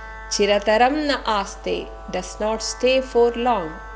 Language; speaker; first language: English; non-native, local second language; Malayalam